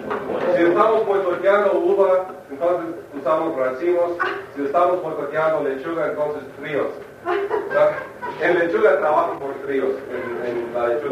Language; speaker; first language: Spanish; non-native, fluent; English